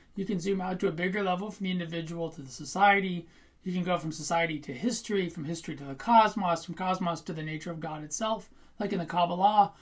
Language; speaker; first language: English; native; English